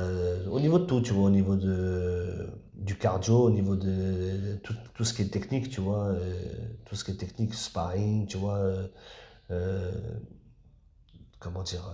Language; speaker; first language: French; native; French